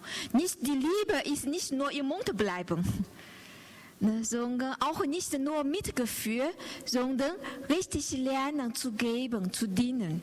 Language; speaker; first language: German; non-native, learner; Chinese